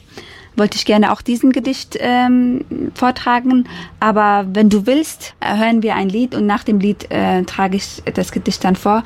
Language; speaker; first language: German; non-native, fluent; Persian